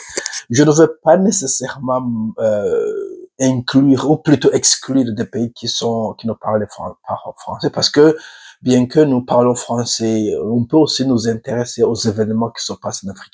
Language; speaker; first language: French; non-native, local second language; Rundi